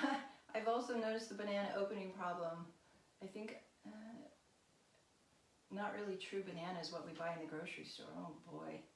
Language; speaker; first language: English; native; English